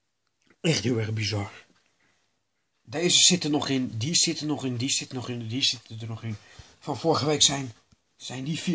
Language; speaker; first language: Dutch; native; Dutch